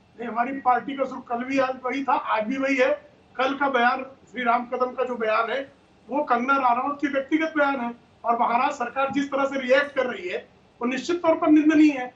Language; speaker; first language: Hindi; native; Hindi